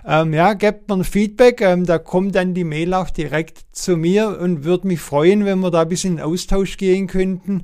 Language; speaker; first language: German; native; German